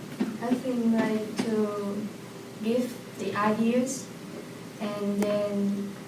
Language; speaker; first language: English; non-native, learner; Vietnamese